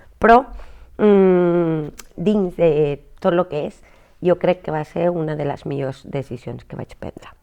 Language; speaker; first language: Catalan; non-native, fluent; Spanish